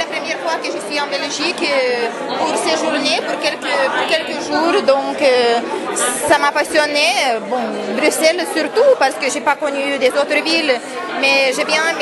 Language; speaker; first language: French; non-native, fluent; Lithuanian